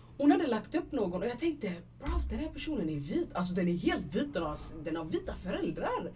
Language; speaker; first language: Swedish; early bilingual, other home language; Somali